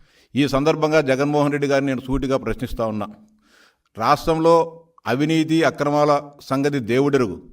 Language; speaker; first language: Telugu; native; Telugu